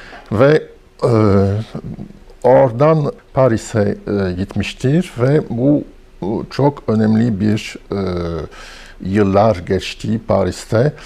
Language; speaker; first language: Turkish; non-native, fluent; French